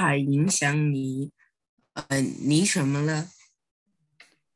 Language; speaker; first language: Chinese; non-native, learner; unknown